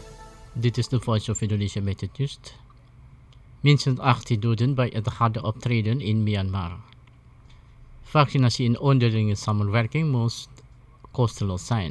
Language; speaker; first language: Dutch; non-native, fluent; Indonesian